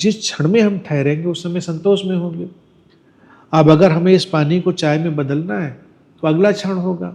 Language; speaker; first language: Hindi; native; Hindi